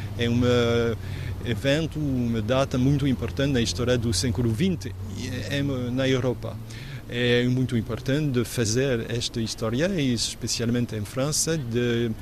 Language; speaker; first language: Portuguese; non-native, learner; French